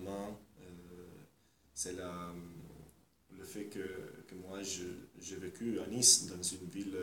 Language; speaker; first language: French; non-native, fluent; Italian